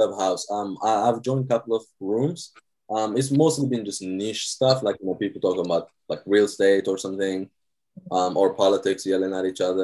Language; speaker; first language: English; non-native, fluent; Tigrinya